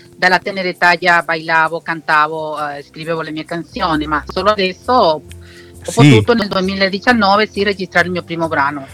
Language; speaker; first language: Italian; non-native, fluent; Spanish